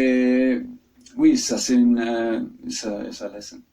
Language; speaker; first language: French; non-native, fluent; German